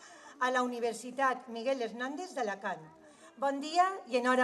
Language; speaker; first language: Catalan; native; Catalan